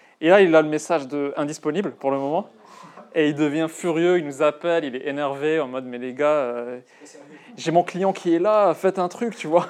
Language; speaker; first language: French; non-native, local second language; Arabic